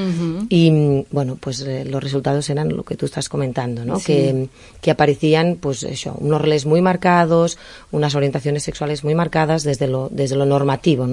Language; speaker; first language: Spanish; native; Spanish